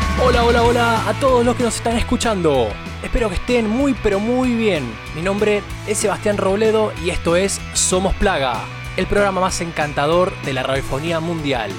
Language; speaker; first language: Spanish; native; Spanish